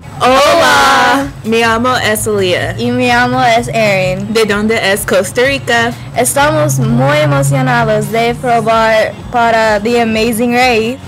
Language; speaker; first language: Spanish; non-native, learner; English